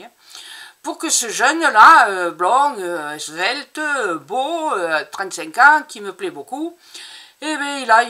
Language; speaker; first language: French; native; French